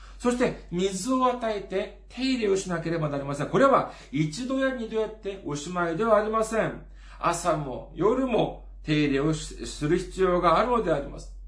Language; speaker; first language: Japanese; non-native, fluent; Korean